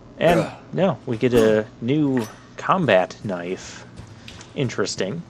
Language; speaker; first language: English; native; English